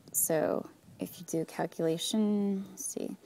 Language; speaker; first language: English; native; English